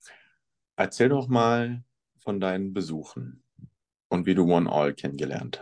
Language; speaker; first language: German; native; German